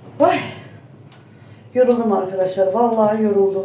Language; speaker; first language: Turkish; native; Turkish